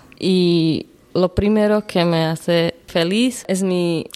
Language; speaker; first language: Spanish; non-native, learner; Slovak